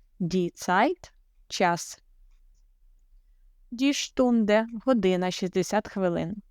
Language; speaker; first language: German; non-native, fluent; Ukrainian